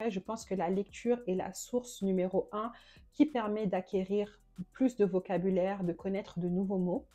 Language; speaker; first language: French; native; French